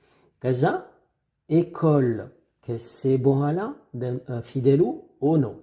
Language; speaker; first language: Amharic; non-native, fluent; French